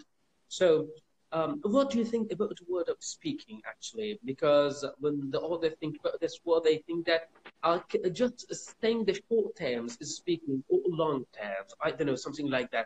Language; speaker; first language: English; non-native, fluent; Persian